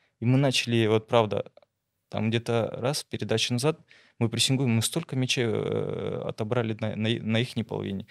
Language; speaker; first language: Russian; native; Russian